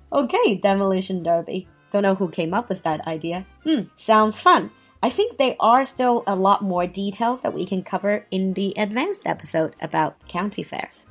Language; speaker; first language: English; non-native, fluent; Chinese